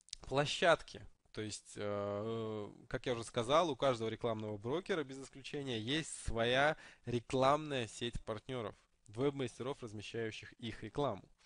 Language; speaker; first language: Russian; native; Russian